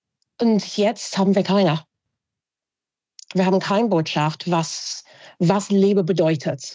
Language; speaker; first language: German; non-native, fluent; English